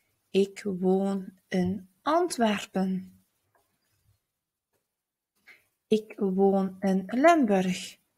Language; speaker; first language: Dutch; early bilingual, other home language; Turkish